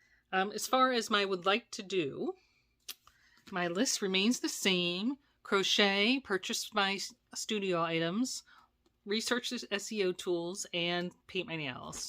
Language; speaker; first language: English; native; English